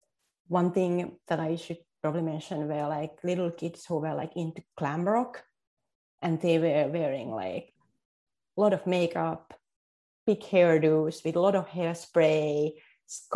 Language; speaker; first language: English; non-native, fluent; Finnish